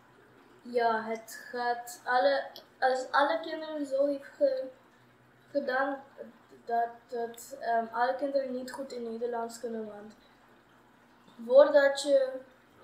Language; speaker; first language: Dutch; non-native, local second language; Papiamento